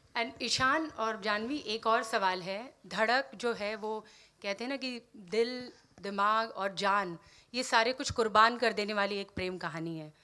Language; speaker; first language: Hindi; native; Hindi